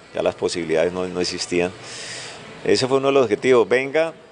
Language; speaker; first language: Spanish; native; Spanish